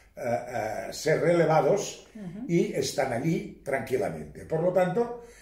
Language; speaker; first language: Spanish; native; Spanish